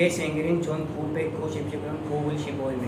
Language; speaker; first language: Korean; non-native, learner; Urdu